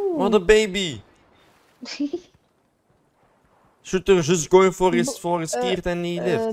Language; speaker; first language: English; non-native, learner; Dutch